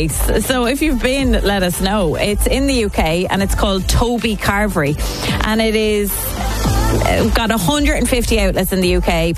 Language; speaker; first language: English; native; English